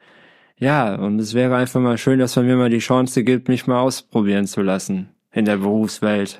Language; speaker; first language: German; native; German